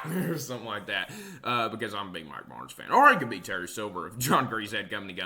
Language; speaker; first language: English; native; English